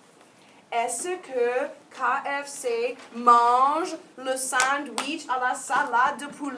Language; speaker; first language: French; non-native, fluent; English